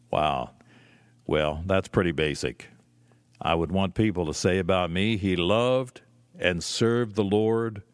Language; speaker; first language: English; native; English